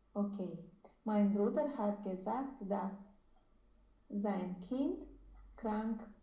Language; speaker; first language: German; non-native, learner; Romanian